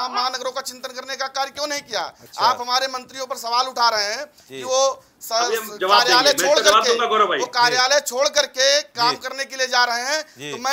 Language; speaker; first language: Hindi; native; Hindi